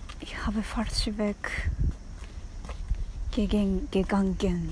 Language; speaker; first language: German; non-native, learner; Japanese